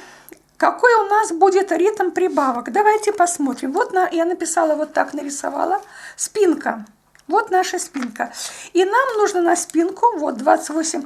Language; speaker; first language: Russian; native; Russian